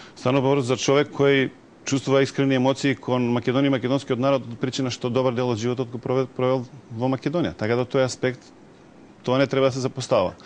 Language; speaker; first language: Macedonian; non-native, local second language; Serbian